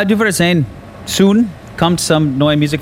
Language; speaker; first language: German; non-native, learner; English